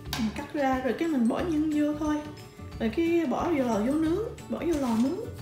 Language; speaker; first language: Vietnamese; early bilingual, heritage; Vietnamese